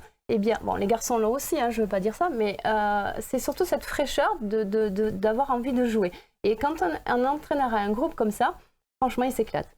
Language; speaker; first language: French; native; French